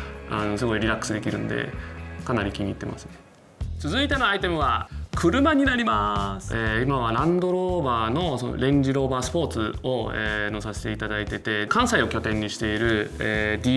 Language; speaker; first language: Japanese; native; Japanese